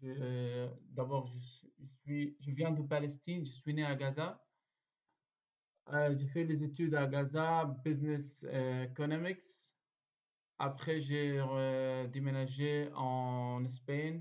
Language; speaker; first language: French; non-native, learner; Arabic